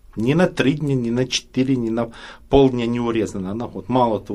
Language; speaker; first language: Russian; native; Russian